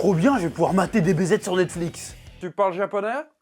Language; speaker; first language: French; native; French